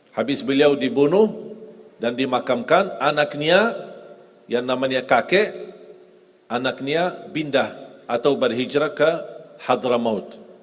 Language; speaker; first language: Indonesian; non-native, fluent; Arabic